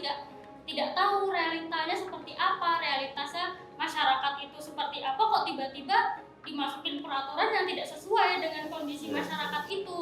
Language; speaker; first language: Indonesian; native; Indonesian